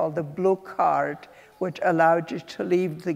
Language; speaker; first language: English; early bilingual, other home language; Polish